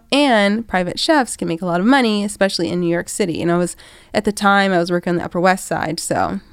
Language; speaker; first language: English; native; English